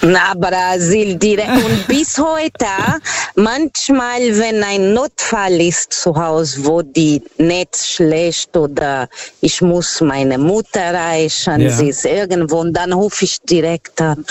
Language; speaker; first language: German; non-native, learner; Portuguese